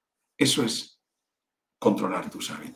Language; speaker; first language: Spanish; native; Spanish